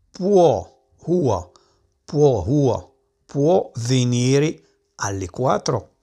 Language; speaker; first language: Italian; non-native, fluent; Arabic